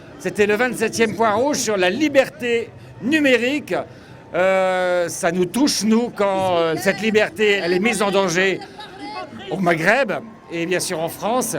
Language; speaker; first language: French; native; French